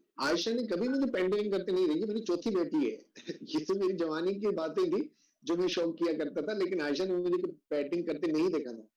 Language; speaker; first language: Urdu; non-native, local second language; Sindhi